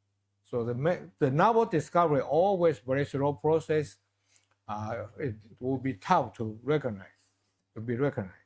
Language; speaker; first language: English; non-native, fluent; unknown